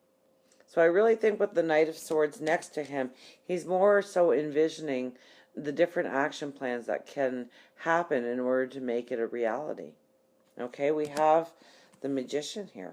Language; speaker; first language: English; native; English